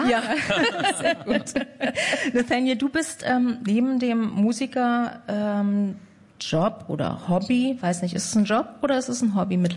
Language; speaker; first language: German; native; German